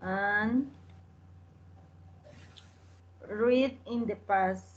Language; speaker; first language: English; non-native, learner; Spanish